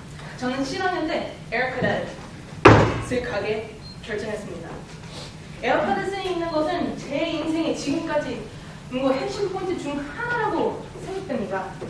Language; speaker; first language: Korean; early bilingual, heritage; Korean